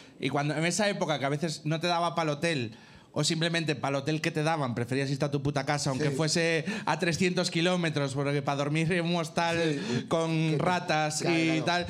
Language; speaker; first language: Spanish; native; Spanish